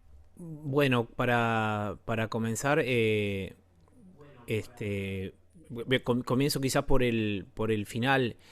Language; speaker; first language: Spanish; native; Spanish